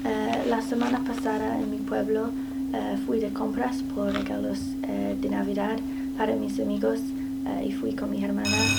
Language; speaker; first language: Spanish; non-native, learner; English